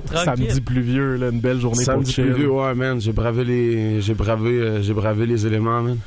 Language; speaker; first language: French; native; French